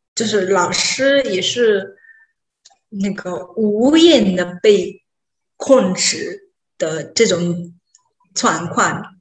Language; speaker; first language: Chinese; non-native, fluent; Japanese